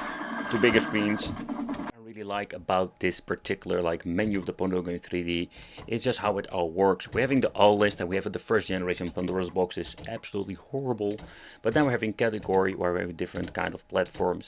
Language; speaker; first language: English; non-native, fluent; Dutch